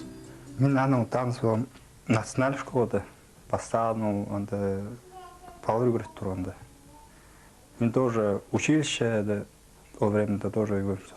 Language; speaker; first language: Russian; non-native, local second language; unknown